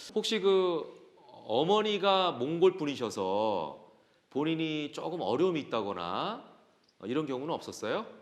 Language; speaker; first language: Korean; native; Korean